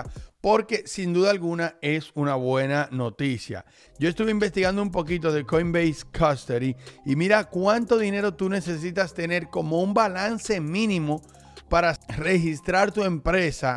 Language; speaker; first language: Spanish; native; Spanish